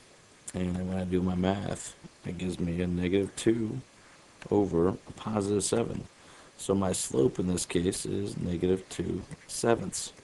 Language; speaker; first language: English; native; English